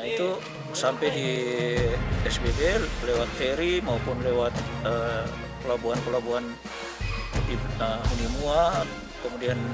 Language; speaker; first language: Indonesian; native; Indonesian